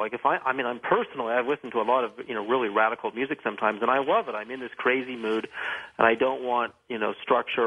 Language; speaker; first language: English; native; English